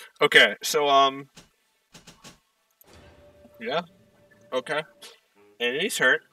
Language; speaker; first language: English; native; English